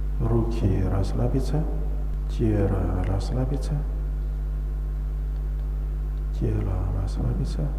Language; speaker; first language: Russian; non-native, learner; Chinese